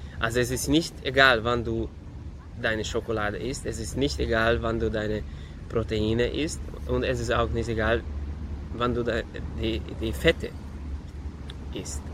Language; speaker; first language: German; non-native, fluent; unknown